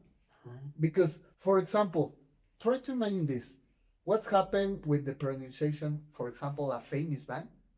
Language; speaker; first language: English; non-native, fluent; Spanish